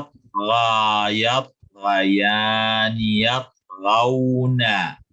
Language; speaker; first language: Arabic; non-native, fluent; Indonesian